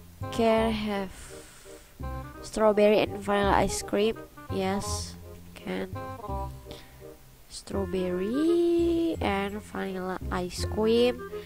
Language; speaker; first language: English; non-native, learner; Indonesian